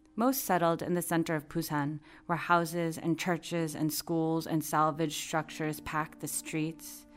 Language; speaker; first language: English; native; English